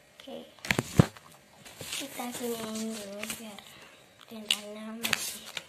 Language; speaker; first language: Indonesian; native; Indonesian